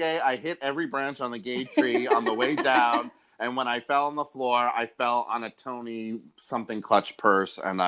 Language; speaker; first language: English; native; English